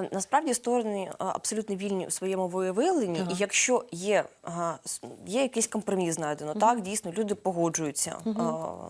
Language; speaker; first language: Ukrainian; native; Ukrainian